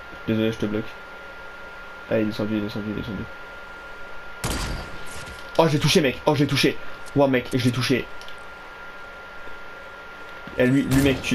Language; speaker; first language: French; native; French